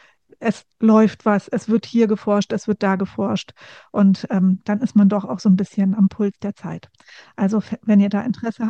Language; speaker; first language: German; native; German